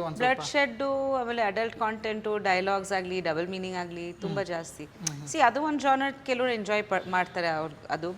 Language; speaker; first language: Kannada; non-native, fluent; Bangla